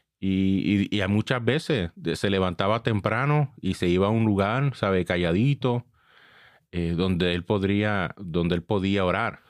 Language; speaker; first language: Spanish; early bilingual, heritage; Spanish